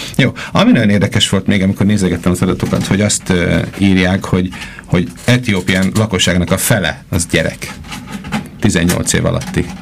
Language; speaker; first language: Hungarian; native; Hungarian